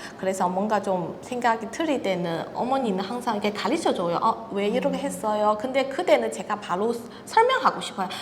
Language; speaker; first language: Korean; non-native, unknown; Chinese